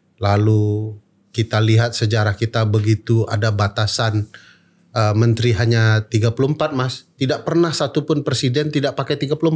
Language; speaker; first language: Indonesian; non-native, local second language; Minangkabau